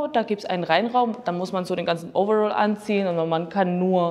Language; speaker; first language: German; non-native, fluent; Spanish